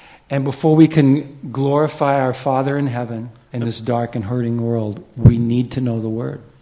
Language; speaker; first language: English; native; English